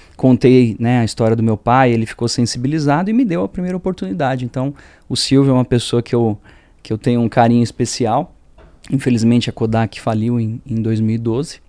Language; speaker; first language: Portuguese; early bilingual, other home language; French